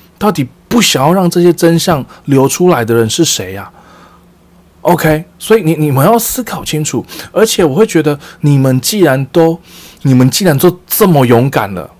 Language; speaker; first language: Chinese; early bilingual, heritage; Chinese